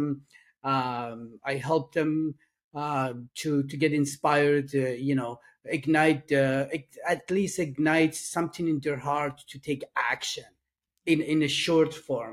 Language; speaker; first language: English; non-native, fluent; Persian